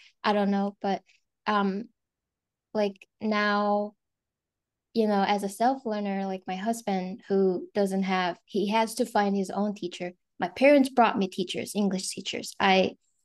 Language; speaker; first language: English; non-native, fluent; Korean